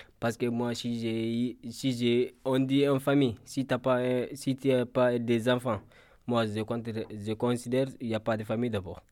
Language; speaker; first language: French; non-native, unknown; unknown